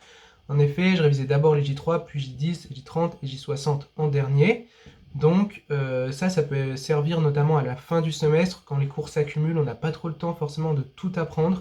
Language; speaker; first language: French; native; French